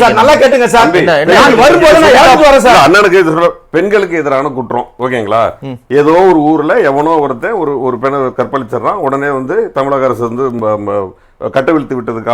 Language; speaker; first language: Tamil; native; Tamil